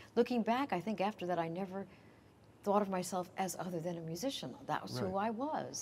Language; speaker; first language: English; native; English